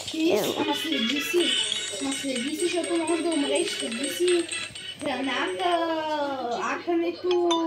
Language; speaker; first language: Bulgarian; native; Bulgarian